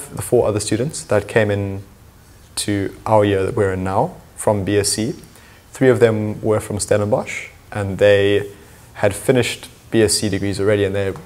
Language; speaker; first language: English; native; English